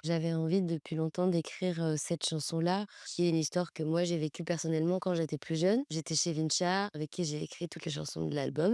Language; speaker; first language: French; native; French